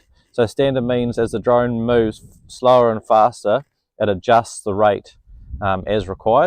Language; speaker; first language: English; native; English